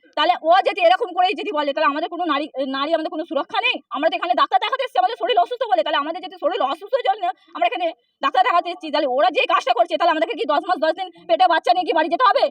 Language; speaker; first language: Bangla; non-native, local second language; Hindi